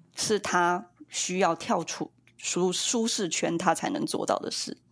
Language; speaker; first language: Chinese; native; Chinese